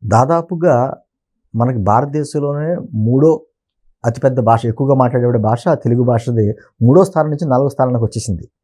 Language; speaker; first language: Telugu; native; Telugu